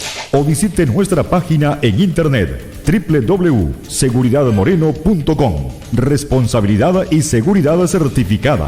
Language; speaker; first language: Spanish; native; Spanish